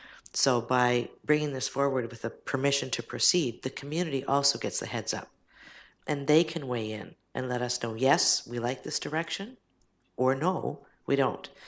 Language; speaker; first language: English; native; English